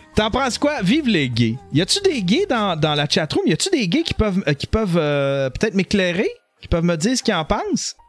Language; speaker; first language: French; native; French